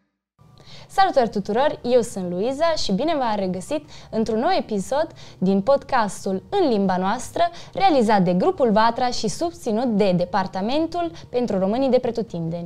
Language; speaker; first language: Romanian; early bilingual, heritage; Romanian